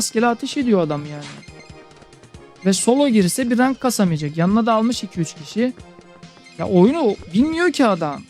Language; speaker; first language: Turkish; native; Turkish